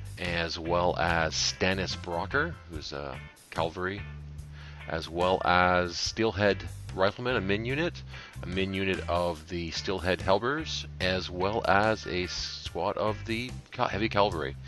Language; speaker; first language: English; native; English